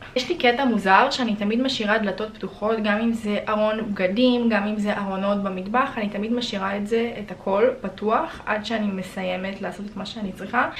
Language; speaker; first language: Hebrew; early bilingual, other home language; Russian